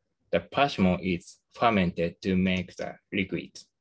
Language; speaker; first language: English; non-native, learner; Japanese